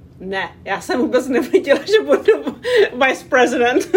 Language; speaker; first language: Czech; non-native, local second language; English